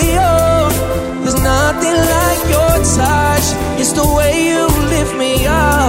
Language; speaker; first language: English; native; English